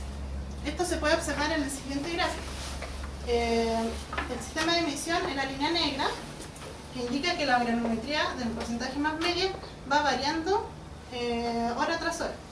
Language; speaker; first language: Spanish; native; Spanish